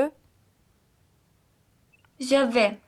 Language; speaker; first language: French; non-native, learner; Romanian